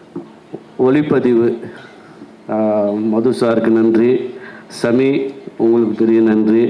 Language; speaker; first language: Tamil; native; Tamil